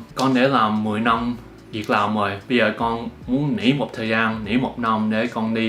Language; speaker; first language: Vietnamese; early bilingual, heritage; Vietnamese